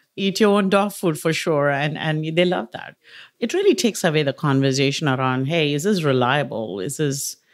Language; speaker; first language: English; non-native, local second language; Tamil